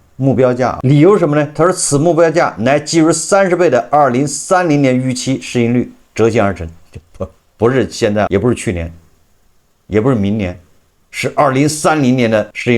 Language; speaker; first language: Chinese; native; Chinese